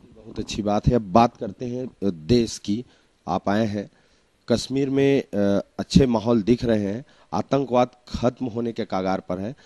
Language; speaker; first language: Hindi; native; Hindi